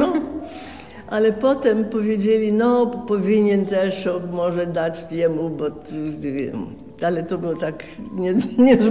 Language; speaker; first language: Polish; early bilingual, heritage; French